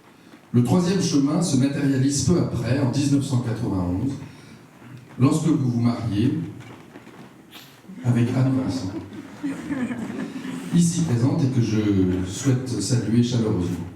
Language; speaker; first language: French; native; French